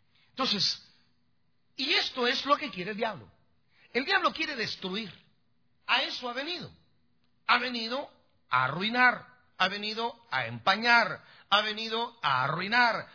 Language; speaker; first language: Spanish; native; Spanish